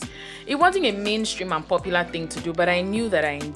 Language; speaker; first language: English; non-native, local second language; Yoruba